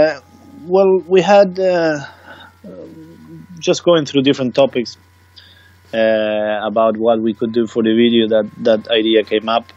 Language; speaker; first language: English; non-native, fluent; Swedish